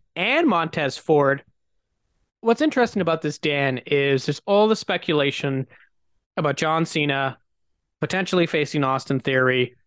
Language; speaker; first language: English; native; English